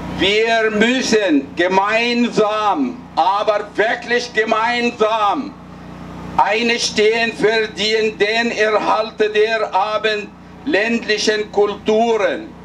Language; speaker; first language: German; non-native, fluent; Arabic